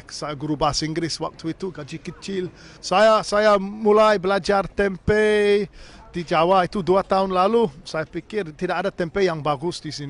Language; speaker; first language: Indonesian; non-native, fluent; English